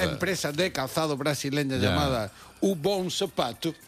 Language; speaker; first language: Spanish; native; Spanish